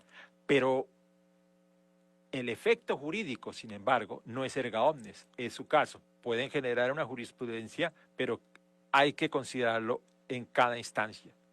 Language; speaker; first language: Spanish; native; Spanish